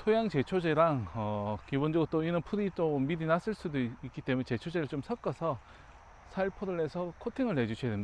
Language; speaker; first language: Korean; native; Korean